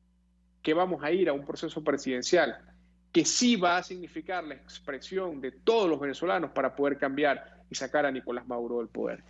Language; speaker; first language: Spanish; native; Spanish